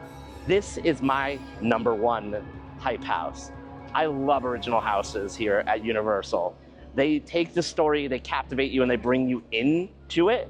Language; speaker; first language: English; native; English